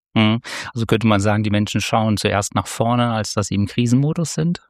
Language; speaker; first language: German; native; German